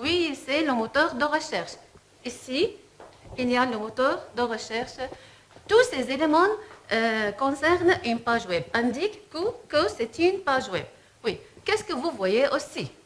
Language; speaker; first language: French; non-native, fluent; Arabic